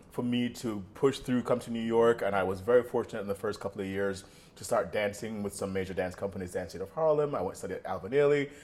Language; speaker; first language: English; native; English